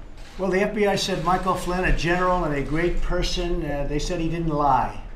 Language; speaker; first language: English; native; English